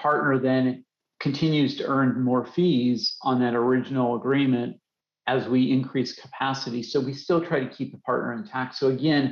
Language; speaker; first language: English; native; English